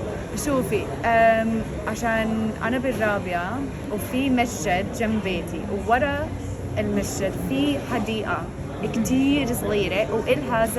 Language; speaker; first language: Arabic; non-native, fluent; English